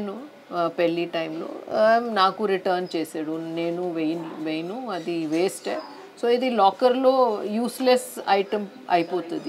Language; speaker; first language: Telugu; non-native, learner; Hindi